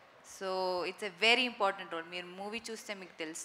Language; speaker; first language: Telugu; non-native, local second language; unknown